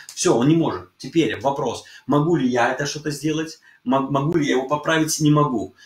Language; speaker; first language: Russian; early bilingual, heritage; Russian